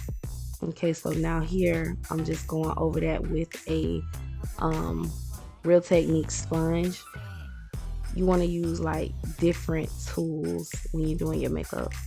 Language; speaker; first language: English; native; English